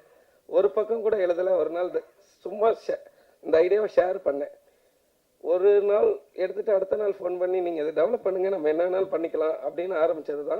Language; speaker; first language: Tamil; native; Tamil